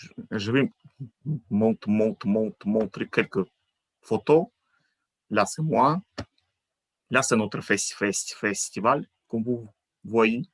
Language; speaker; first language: French; non-native, fluent; Ukrainian